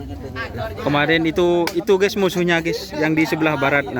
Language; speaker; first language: Malay; native; Malay